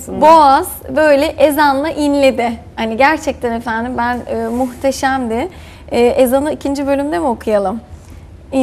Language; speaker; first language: Turkish; native; Turkish